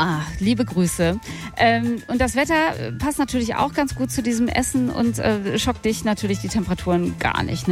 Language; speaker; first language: German; native; German